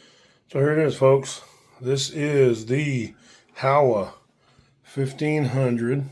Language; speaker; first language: English; native; English